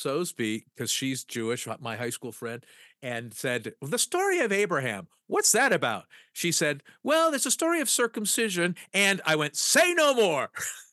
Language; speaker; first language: English; native; English